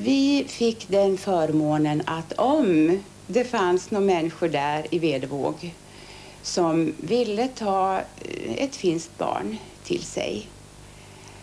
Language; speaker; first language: Swedish; early bilingual, other home language; Finnish